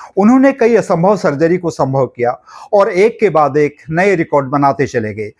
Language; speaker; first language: Hindi; native; Hindi